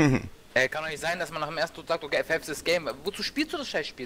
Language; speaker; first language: German; native; German